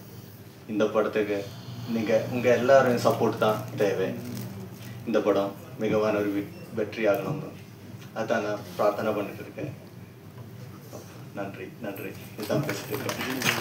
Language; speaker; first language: Tamil; non-native, fluent; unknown